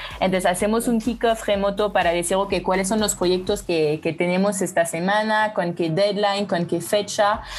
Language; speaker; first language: Spanish; non-native, fluent; French